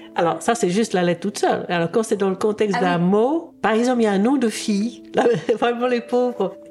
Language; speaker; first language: French; early bilingual, other home language; Czech